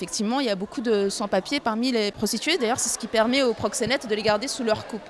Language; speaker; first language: French; non-native, local second language; Arabic